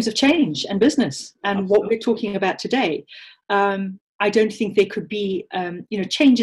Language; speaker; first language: English; native; English